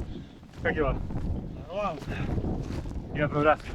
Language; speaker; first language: Russian; non-native, fluent; English